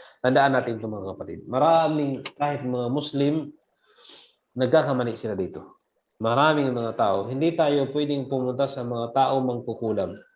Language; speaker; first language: Filipino; non-native, local second language; Cebuano